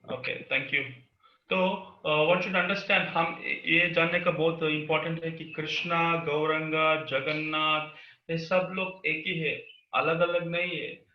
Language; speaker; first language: Hindi; non-native, local second language; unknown